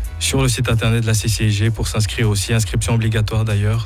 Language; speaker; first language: French; native; French